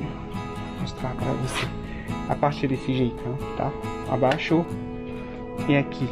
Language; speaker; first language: Portuguese; non-native, learner; French